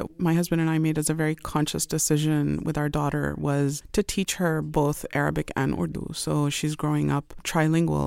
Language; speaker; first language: English; non-native, local second language; Urdu